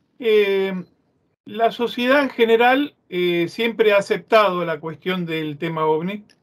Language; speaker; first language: Spanish; native; Spanish